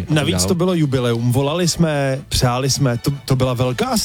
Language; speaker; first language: Czech; native; Czech